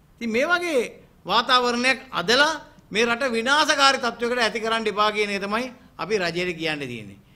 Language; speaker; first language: Sinhala; non-native, local second language; Tamil